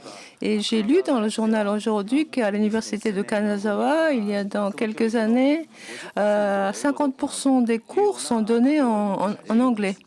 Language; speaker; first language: French; non-native, fluent; Japanese